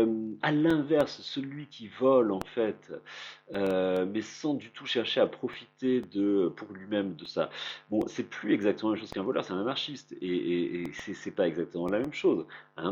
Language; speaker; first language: French; native; French